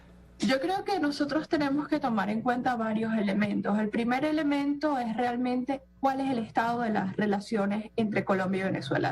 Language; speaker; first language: Spanish; native; Spanish